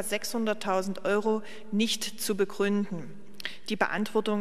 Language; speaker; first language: German; native; German